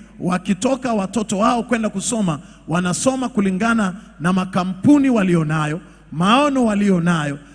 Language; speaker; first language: Swahili; native; Swahili